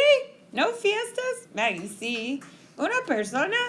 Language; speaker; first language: Spanish; non-native, fluent; English